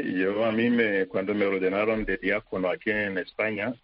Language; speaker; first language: Spanish; non-native, fluent; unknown